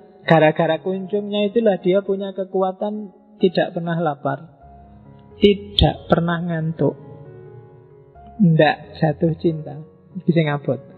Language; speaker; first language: Indonesian; non-native, local second language; Javanese